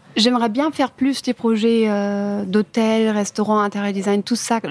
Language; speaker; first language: French; non-native, fluent; German